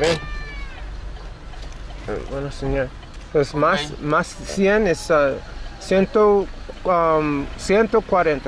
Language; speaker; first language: Spanish; non-native, learner; English